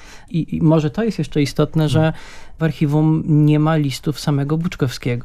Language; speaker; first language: Polish; native; Polish